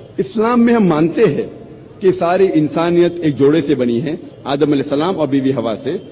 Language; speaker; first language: Urdu; non-native, local second language; Konkani